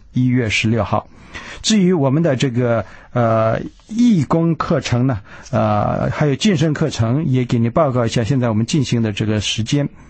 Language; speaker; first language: Chinese; early bilingual, heritage; Chinese